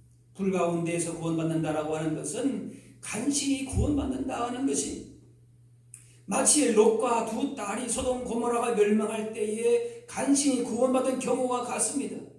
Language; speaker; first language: Korean; native; Korean